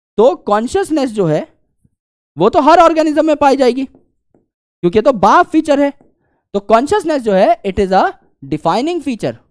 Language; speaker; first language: Hindi; native; Hindi